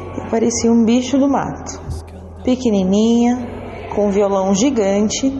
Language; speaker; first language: Portuguese; native; Portuguese